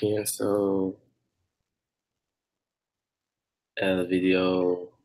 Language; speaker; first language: Spanish; non-native, learner; English